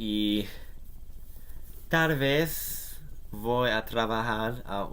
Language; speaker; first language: Spanish; non-native, learner; English